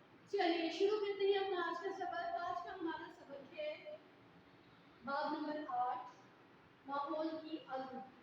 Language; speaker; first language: Urdu; native; Urdu